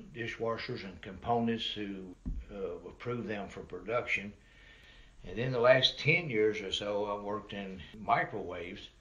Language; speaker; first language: English; native; English